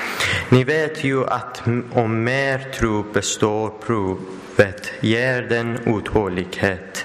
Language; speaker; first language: Swedish; non-native, learner; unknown